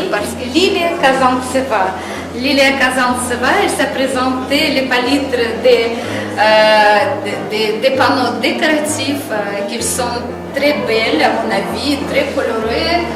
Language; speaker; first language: French; non-native, fluent; Russian